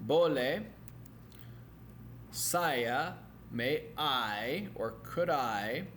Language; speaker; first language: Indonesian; non-native, fluent; English